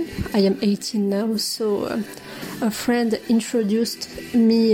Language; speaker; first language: English; non-native, fluent; French